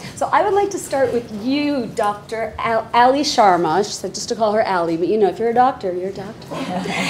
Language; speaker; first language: English; non-native, local second language; Bangla